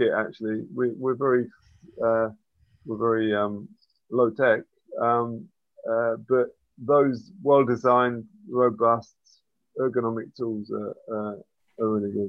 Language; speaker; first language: English; native; English